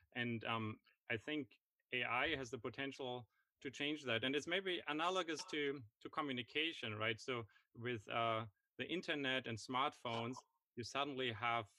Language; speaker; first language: English; non-native, fluent; German